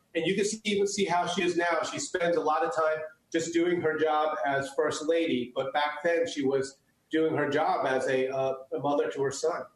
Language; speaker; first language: English; early bilingual, other home language; Chinese